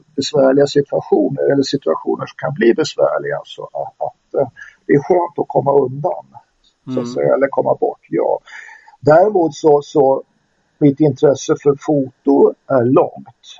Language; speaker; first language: Swedish; native; Swedish